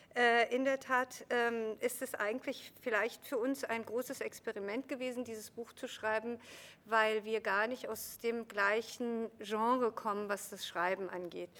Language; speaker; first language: German; early bilingual, other home language; Persian